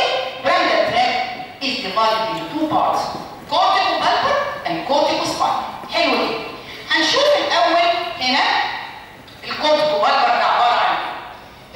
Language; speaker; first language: Arabic; native; Arabic